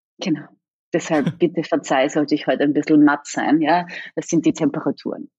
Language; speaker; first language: German; native; German